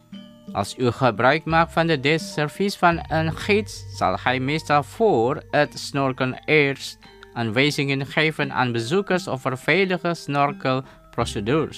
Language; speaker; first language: Dutch; non-native, fluent; Indonesian